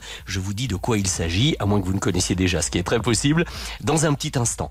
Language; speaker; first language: French; native; French